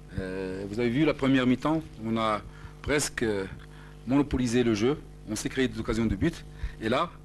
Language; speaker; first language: French; non-native, local second language; Arabic